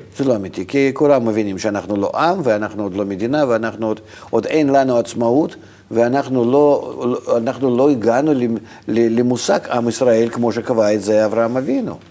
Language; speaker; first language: Hebrew; non-native, fluent; Russian